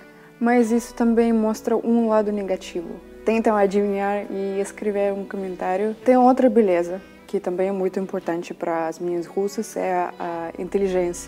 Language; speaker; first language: Portuguese; non-native, fluent; Russian